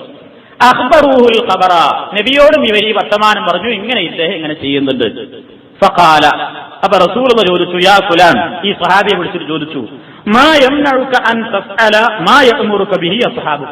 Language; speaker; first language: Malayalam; native; Malayalam